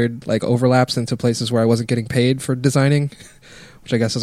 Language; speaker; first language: English; native; English